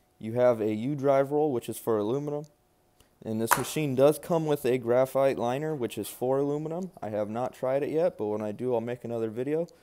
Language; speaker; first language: English; native; English